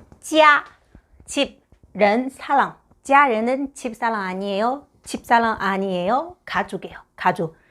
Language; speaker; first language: Korean; non-native, fluent; Chinese